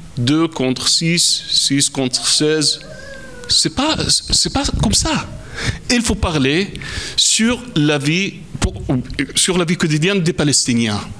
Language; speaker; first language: French; non-native, fluent; Arabic